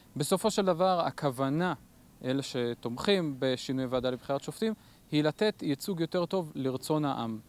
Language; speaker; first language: Hebrew; native; Hebrew